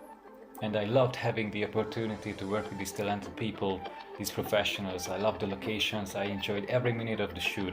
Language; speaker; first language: English; non-native, fluent; Hungarian